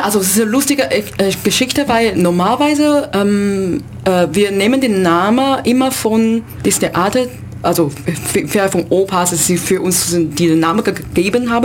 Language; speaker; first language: German; non-native, learner; Chinese